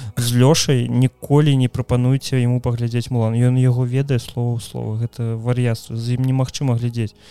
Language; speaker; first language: Belarusian; non-native, local second language; Russian